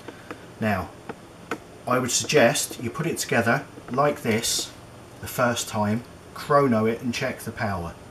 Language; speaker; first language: English; native; English